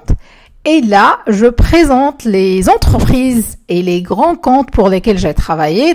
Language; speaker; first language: French; non-native, local second language; Arabic